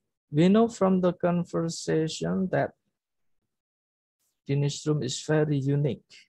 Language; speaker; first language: English; non-native, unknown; Indonesian